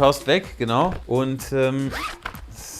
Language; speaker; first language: German; native; German